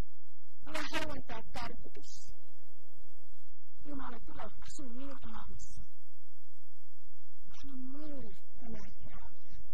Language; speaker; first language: Finnish; early bilingual, heritage; Finnish